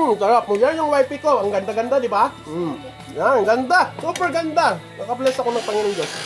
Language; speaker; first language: Filipino; non-native, local second language; Cebuano